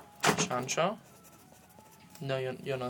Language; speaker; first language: Spanish; non-native, learner; English